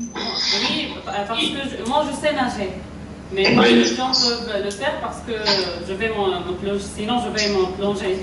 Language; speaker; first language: French; non-native, learner; Arabic